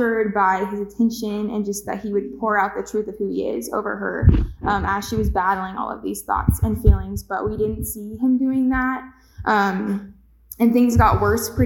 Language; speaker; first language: English; native; English